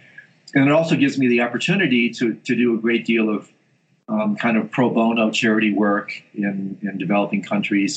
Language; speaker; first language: English; native; English